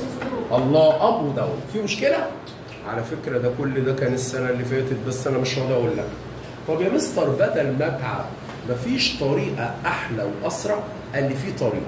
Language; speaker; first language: Arabic; native; Arabic